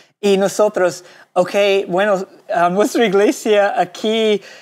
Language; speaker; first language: Spanish; non-native, fluent; English